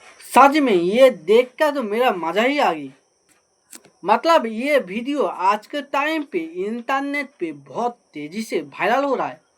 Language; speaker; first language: Hindi; native; Hindi